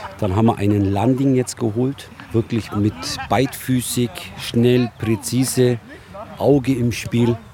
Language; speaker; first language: German; native; German